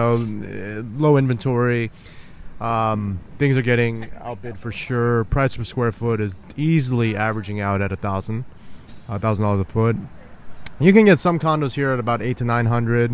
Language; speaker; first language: English; native; English